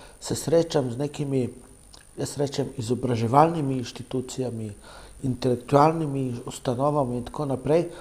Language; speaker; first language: Slovenian; non-native, local second language; Romany